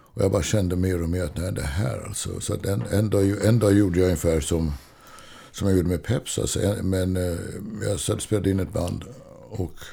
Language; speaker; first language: Swedish; non-native, local second language; English